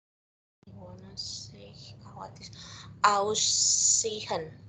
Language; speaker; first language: German; non-native, local second language; Indonesian